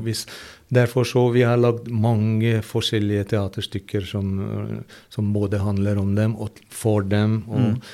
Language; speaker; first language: Norwegian; non-native, fluent; Hungarian